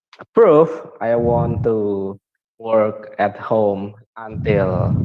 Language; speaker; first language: English; non-native, learner; Indonesian